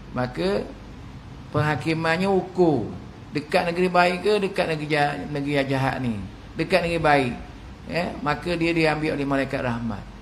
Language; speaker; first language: Malay; native; Malay